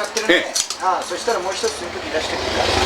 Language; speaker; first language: Japanese; native; Japanese